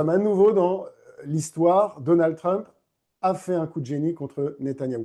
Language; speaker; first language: French; native; French